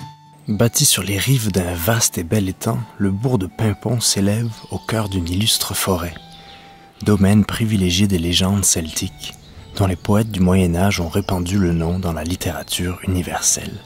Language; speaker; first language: French; native; French